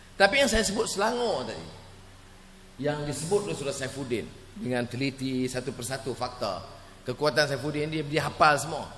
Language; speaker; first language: Malay; native; Malay